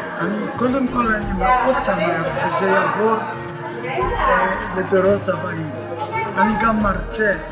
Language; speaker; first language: Hebrew; non-native, fluent; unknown